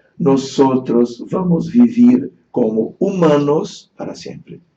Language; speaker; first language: Spanish; non-native, fluent; Portuguese